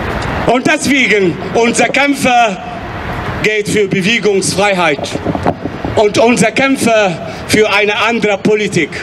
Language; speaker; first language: German; non-native, fluent; Arabic